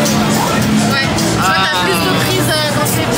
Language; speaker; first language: French; native; French